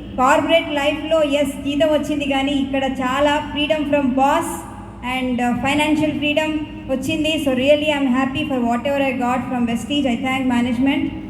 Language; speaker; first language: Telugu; native; Telugu